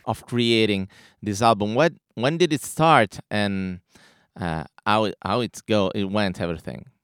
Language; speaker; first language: English; non-native, fluent; Italian